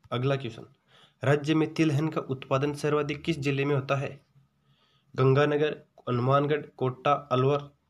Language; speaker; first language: Hindi; native; Hindi